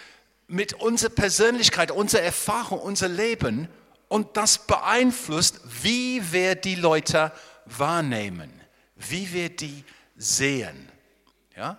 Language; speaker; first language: German; non-native, fluent; English